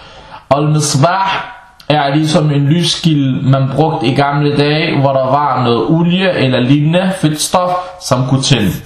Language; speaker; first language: Danish; early bilingual, other home language; Arabic